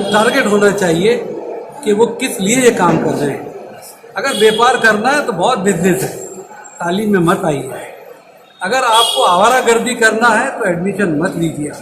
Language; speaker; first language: Hindi; non-native, local second language; Urdu